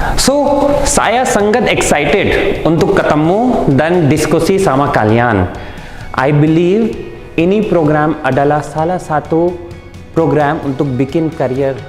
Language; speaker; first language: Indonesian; non-native, learner; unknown